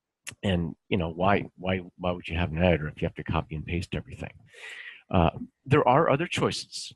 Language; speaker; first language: English; native; English